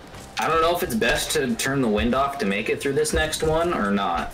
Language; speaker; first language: English; native; English